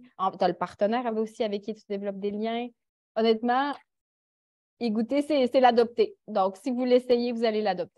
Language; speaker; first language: French; native; French